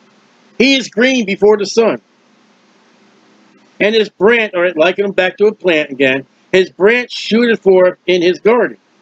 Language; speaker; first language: English; native; English